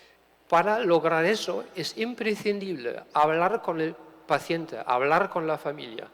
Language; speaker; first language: Spanish; non-native, fluent; German